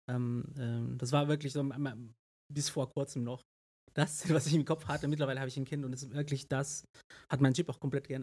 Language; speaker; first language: German; non-native, fluent; Spanish